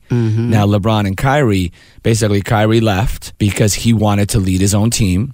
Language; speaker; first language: English; early bilingual, other home language; Persian